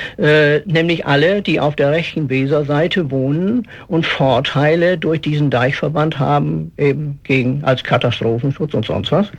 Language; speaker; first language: German; native; German